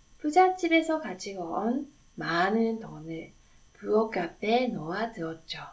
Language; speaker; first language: Korean; non-native, fluent; Japanese